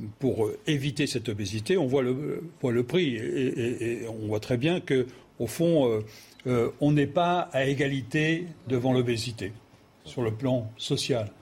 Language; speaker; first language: French; native; French